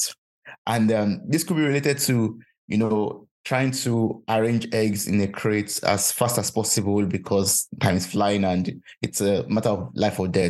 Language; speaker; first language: English; non-native, local second language; Yoruba